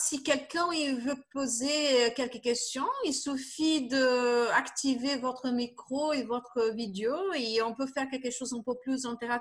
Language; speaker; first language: French; non-native, fluent; Portuguese